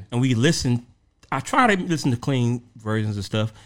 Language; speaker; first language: English; native; English